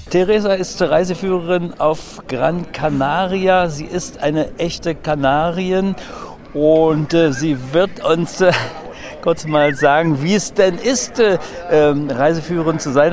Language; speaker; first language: German; native; German